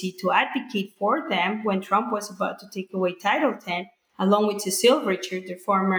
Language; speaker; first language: English; non-native, fluent; Spanish